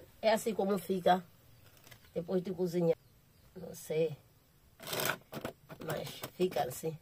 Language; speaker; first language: Portuguese; non-native, local second language; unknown